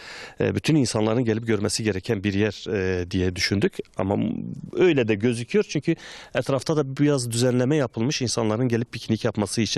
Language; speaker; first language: Turkish; native; Turkish